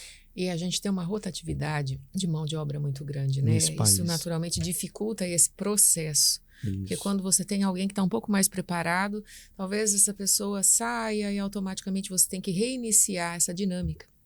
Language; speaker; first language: Portuguese; native; Portuguese